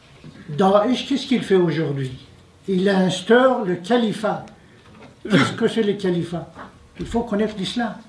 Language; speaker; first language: French; non-native, fluent; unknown